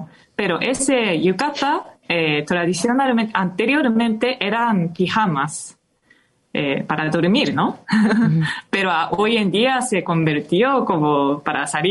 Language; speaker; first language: Spanish; non-native, fluent; Japanese